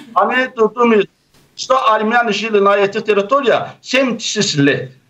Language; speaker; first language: Russian; non-native, local second language; Azerbaijani